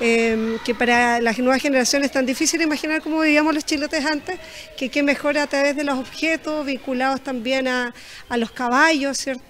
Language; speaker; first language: Spanish; native; Spanish